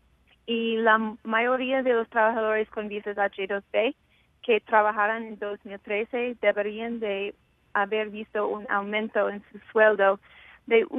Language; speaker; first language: Spanish; non-native, fluent; English